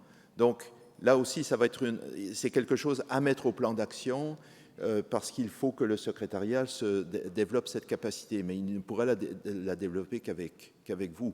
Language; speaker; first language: French; native; French